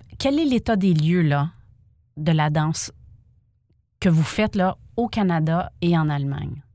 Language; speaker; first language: French; native; French